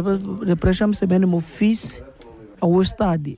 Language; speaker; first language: French; non-native, learner; Portuguese